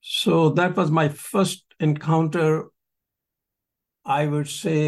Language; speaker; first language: English; non-native, local second language; Punjabi